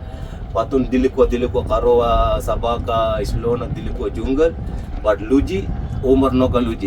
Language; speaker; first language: Russian; non-native, learner; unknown